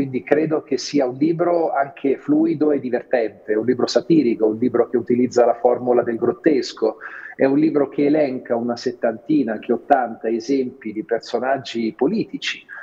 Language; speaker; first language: Italian; native; Italian